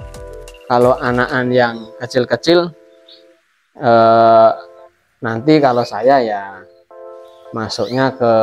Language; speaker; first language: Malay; non-native, local second language; Javanese